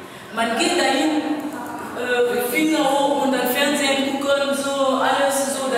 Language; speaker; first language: German; non-native, learner; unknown